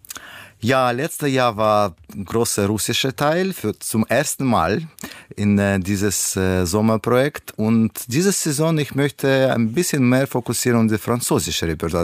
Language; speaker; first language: German; non-native, learner; Russian